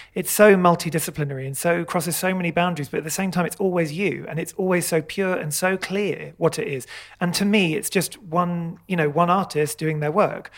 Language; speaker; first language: English; native; English